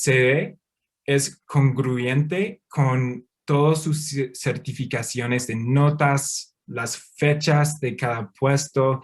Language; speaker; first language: Spanish; non-native, fluent; English